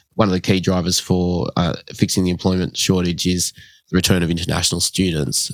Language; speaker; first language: English; early bilingual, other home language; Hindi